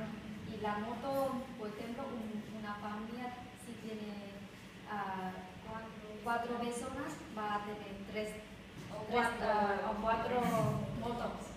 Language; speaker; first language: Spanish; non-native, learner; Vietnamese